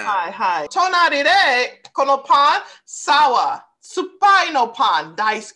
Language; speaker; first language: Japanese; non-native, learner; English